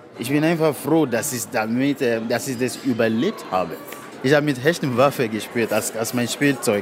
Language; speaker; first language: German; non-native, fluent; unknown